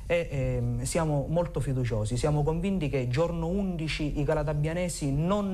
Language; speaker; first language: Italian; native; Italian